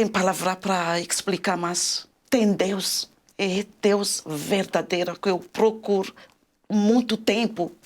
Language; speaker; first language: Portuguese; non-native, learner; Malagasy